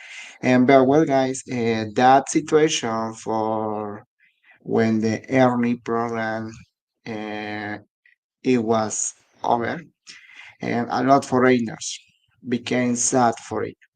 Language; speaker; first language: English; non-native, learner; Spanish